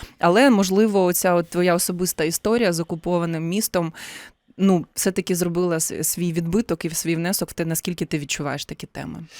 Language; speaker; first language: Ukrainian; native; Ukrainian